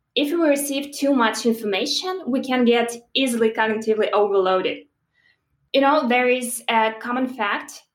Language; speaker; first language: English; non-native, fluent; Russian